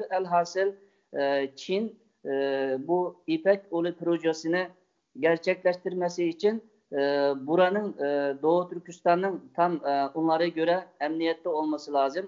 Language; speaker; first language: Turkish; non-native, fluent; Uyghur